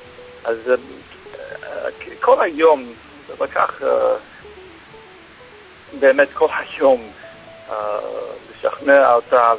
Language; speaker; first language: Hebrew; non-native, fluent; English